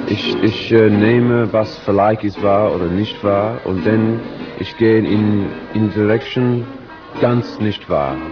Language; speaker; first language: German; non-native, learner; English